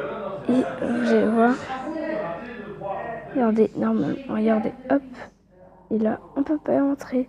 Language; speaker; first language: French; native; French